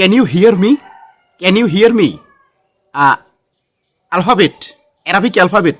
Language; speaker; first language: English; non-native, learner; Bangla